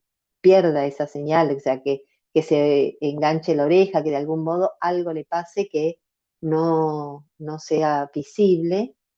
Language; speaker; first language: Spanish; native; Spanish